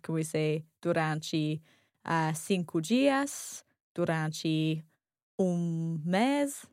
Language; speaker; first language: Portuguese; non-native, learner; English